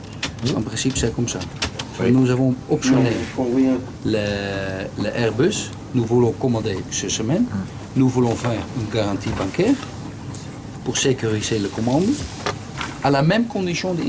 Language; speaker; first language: French; non-native, learner; Dutch